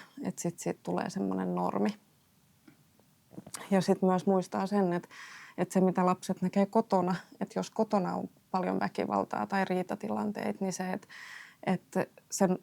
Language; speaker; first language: Finnish; native; Finnish